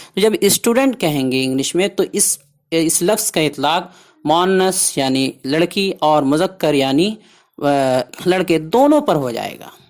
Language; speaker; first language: Urdu; native; Urdu